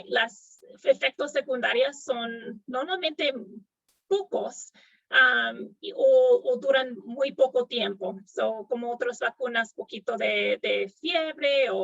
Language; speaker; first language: Spanish; non-native, fluent; English